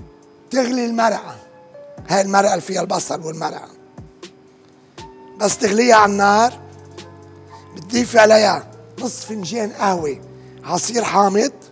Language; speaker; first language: Arabic; native; Arabic